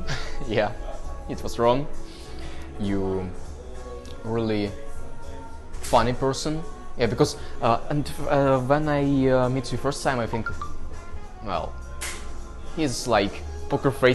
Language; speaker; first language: English; non-native, learner; Russian